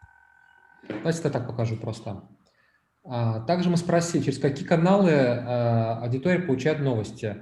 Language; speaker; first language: Russian; native; Russian